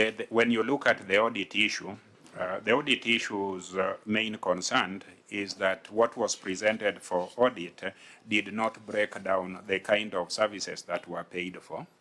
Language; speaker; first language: English; non-native, local second language; Luo (Kenya and Tanzania)